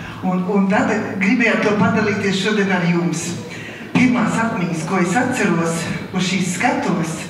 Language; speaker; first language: Latvian; native; Latvian